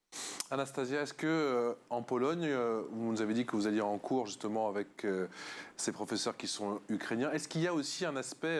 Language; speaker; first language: French; native; French